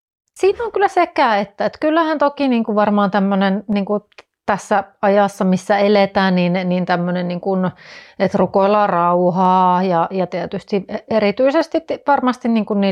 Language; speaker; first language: Finnish; native; Finnish